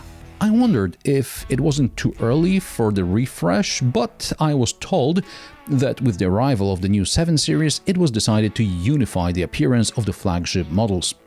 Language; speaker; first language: English; non-native, fluent; Polish